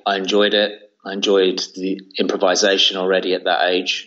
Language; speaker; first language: English; native; English